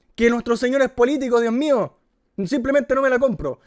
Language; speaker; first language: Spanish; native; Spanish